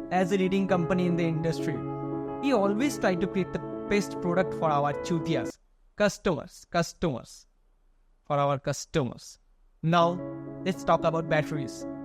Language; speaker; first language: English; non-native, local second language; Bangla